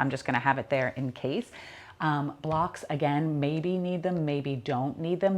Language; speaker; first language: English; native; English